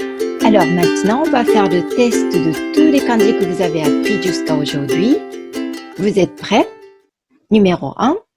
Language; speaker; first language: French; non-native, fluent; Japanese